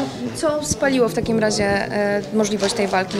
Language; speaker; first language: Polish; native; Polish